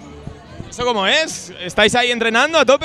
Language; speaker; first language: Spanish; native; Spanish